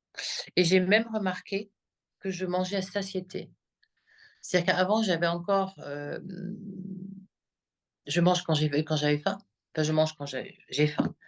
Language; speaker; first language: French; native; French